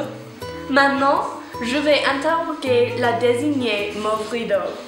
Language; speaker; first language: French; non-native, learner; English